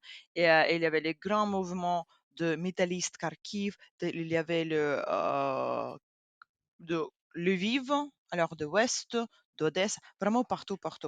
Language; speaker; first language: French; non-native, fluent; Ukrainian